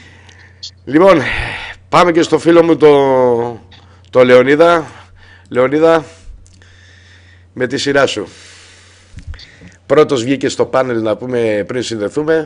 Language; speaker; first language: Greek; native; Greek